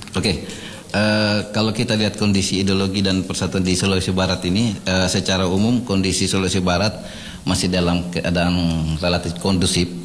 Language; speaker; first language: Indonesian; non-native, local second language; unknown